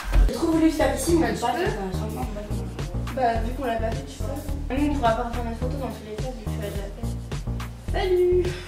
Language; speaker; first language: French; native; French